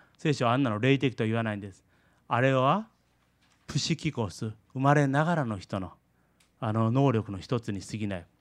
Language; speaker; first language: Japanese; early bilingual, heritage; Japanese